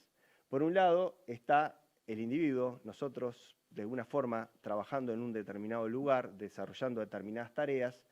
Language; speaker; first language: Spanish; native; Spanish